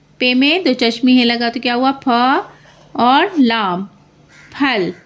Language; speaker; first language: Hindi; native; Hindi